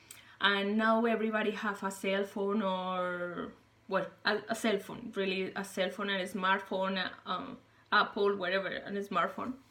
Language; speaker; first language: English; non-native, learner; Spanish